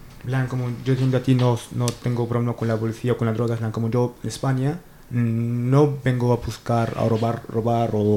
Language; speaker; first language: Spanish; non-native, learner; Arabic